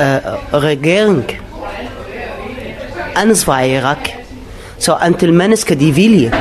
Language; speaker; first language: Danish; non-native, learner; Arabic